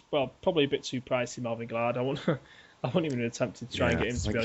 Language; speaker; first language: English; native; English